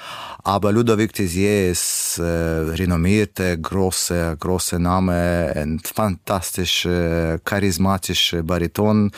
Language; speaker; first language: German; non-native, learner; Russian